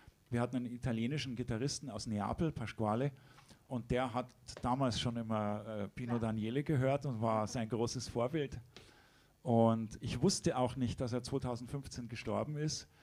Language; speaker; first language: German; native; German